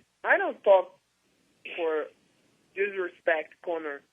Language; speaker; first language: English; non-native, learner; Portuguese